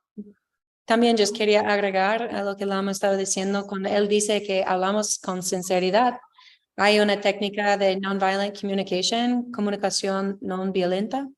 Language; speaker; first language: Spanish; non-native, fluent; English